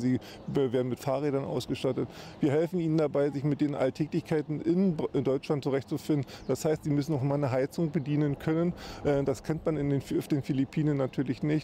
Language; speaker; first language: German; native; German